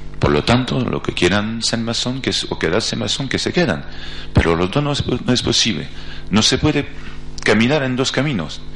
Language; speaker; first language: Spanish; non-native, fluent; French